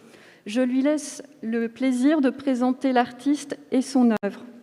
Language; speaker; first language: French; native; French